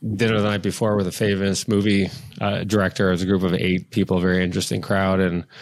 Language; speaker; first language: English; native; English